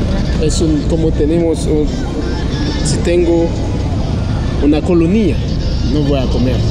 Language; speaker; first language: Spanish; non-native, learner; Haitian Creole